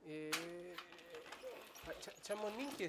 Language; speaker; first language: Korean; non-native, learner; Italian